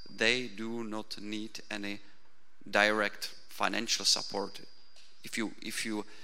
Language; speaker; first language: English; non-native, fluent; Czech